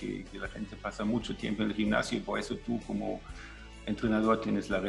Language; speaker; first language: Spanish; non-native, fluent; German